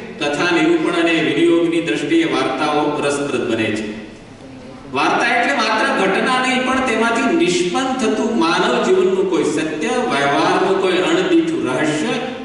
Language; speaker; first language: Gujarati; native; Gujarati